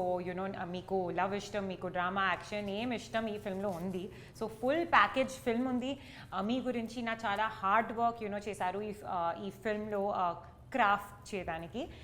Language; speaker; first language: Telugu; non-native, learner; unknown